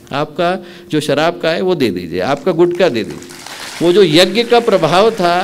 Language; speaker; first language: Hindi; native; Hindi